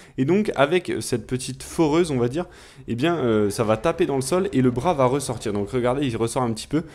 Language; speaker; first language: French; native; French